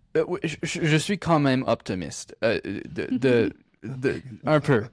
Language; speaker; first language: French; non-native, local second language; English